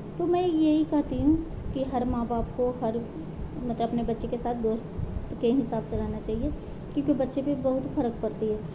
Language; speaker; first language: Hindi; native; Hindi